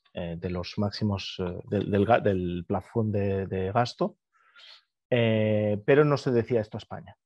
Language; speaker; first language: Spanish; native; Spanish